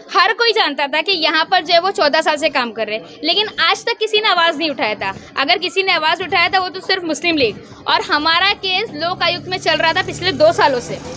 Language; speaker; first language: Hindi; native; Hindi